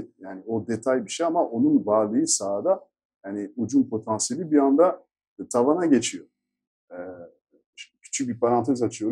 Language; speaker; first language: Turkish; non-native, fluent; French